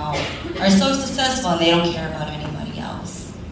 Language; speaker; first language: English; early bilingual, other home language; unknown